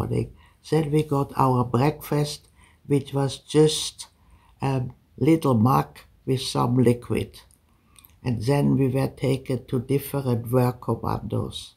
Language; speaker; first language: English; early bilingual, other home language; German